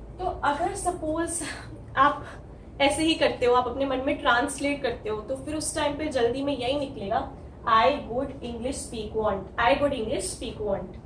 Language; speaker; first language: Hindi; native; Hindi